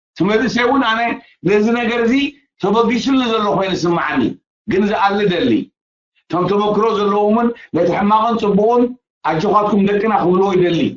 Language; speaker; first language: Tigrinya; native; Tigrinya